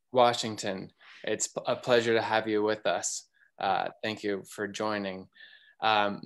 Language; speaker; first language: English; native; English